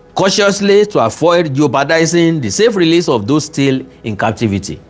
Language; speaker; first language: English; non-native, local second language; Yoruba